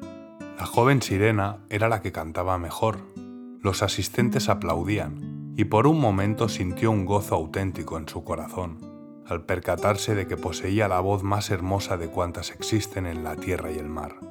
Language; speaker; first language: Spanish; native; Spanish